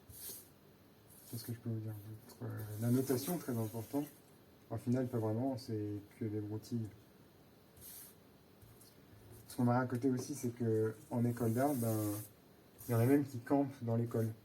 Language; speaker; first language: French; native; French